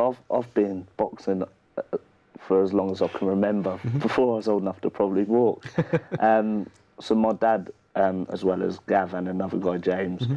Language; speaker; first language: English; native; English